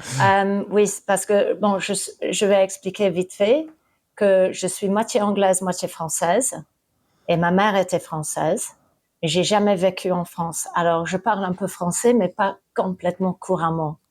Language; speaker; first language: French; early bilingual, heritage; English